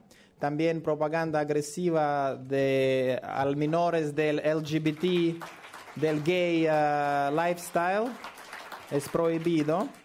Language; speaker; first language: Spanish; non-native, learner; Russian